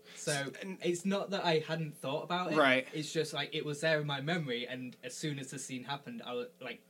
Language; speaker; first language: English; native; English